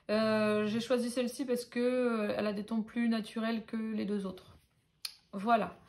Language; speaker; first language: French; native; French